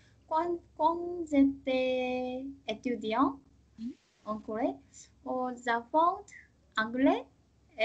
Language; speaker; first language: French; non-native, learner; Korean